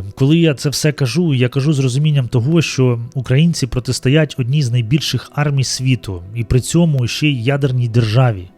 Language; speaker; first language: Ukrainian; non-native, local second language; Russian